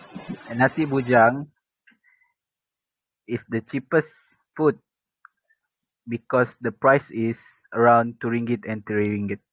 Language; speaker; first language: English; non-native, local second language; Malay